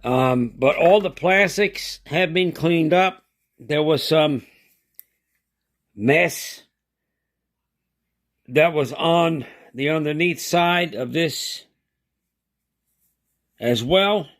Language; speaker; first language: English; native; English